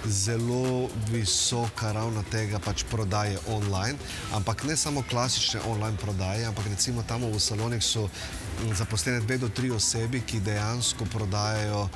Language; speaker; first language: Slovenian; native; Slovenian